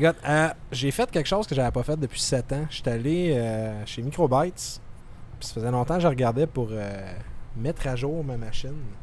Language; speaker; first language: French; native; French